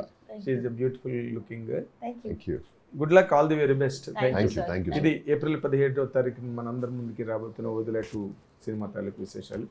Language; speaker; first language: Telugu; native; Telugu